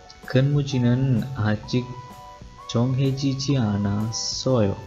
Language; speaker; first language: Korean; non-native, learner; Sinhala